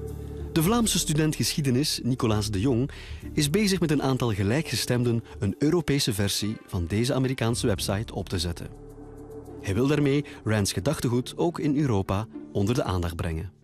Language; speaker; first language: Dutch; native; Dutch